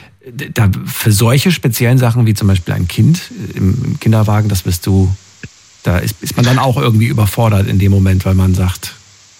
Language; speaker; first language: German; native; German